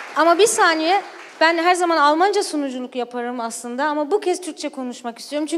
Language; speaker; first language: Turkish; early bilingual, heritage; Turkish